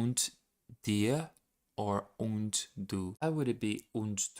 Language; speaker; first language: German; non-native, learner; Portuguese